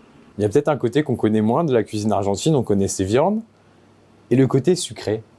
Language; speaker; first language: French; native; French